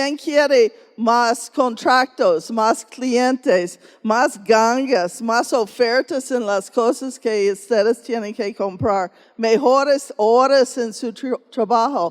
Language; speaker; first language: Spanish; non-native, fluent; English